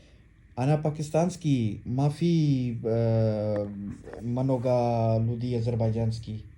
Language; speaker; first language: Russian; non-native, learner; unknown